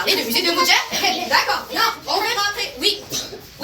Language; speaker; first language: French; non-native, local second language; Arabic